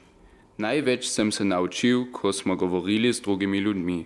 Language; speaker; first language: Slovenian; non-native, learner; German